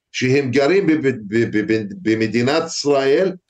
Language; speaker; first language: Hebrew; non-native, fluent; Arabic